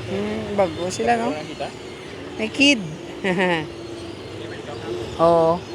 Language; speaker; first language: Filipino; native; Filipino